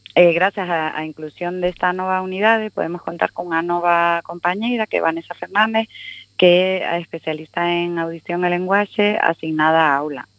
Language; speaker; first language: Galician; non-native, local second language; Spanish